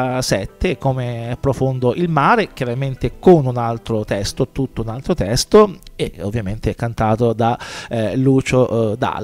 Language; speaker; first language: Italian; native; Italian